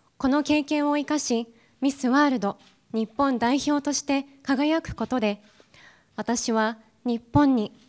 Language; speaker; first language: Japanese; early bilingual, heritage; Japanese